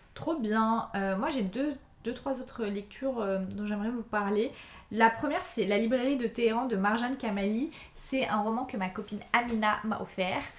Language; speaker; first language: French; native; French